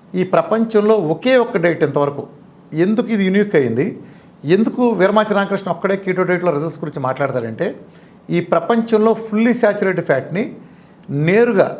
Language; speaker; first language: Telugu; native; Telugu